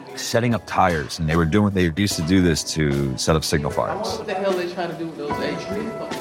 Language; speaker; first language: English; early bilingual, other home language; Spanish